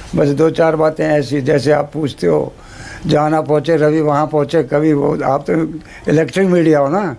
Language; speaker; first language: Hindi; native; Hindi